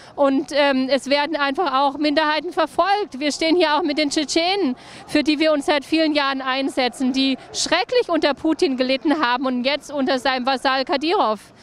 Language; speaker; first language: German; native; German